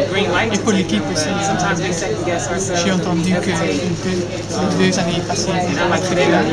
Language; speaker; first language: French; non-native, local second language; Dutch